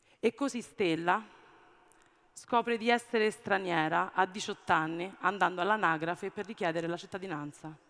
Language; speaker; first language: Italian; early bilingual, other home language; Amharic